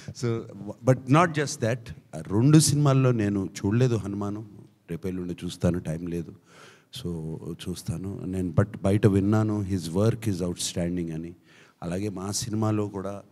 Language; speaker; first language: Telugu; native; Telugu